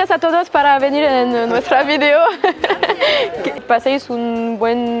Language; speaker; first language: Spanish; non-native, learner; French